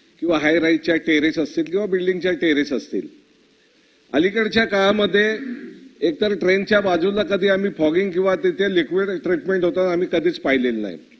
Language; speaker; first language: Marathi; native; Marathi